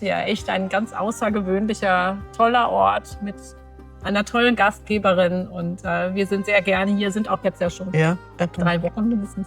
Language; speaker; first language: German; native; German